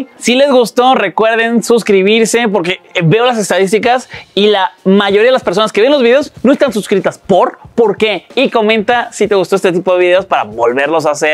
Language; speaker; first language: Spanish; native; Spanish